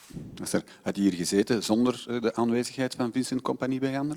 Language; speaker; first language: Dutch; native; Dutch